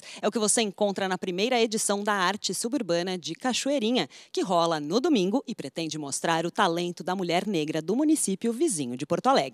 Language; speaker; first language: Portuguese; native; Portuguese